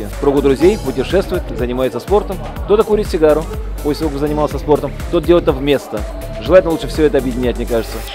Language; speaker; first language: Russian; native; Russian